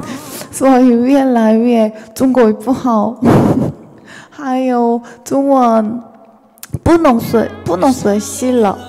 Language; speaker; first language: Chinese; non-native, learner; Korean